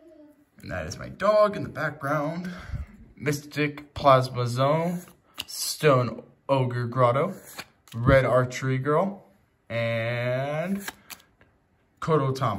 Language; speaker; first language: English; native; English